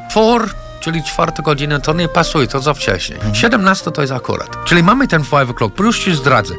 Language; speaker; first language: Polish; non-native, fluent; English